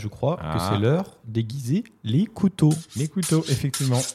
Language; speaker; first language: French; native; French